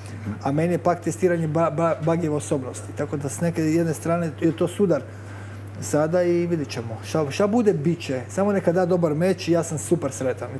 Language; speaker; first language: Croatian; native; Croatian